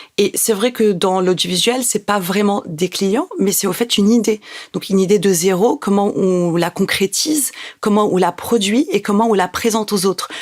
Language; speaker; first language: French; non-native, local second language; Arabic